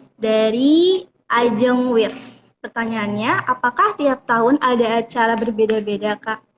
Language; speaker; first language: Indonesian; native; Indonesian